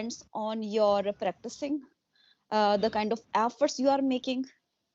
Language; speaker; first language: English; non-native, local second language; Hindi